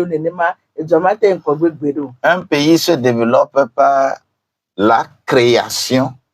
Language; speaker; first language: French; non-native, local second language; Ewe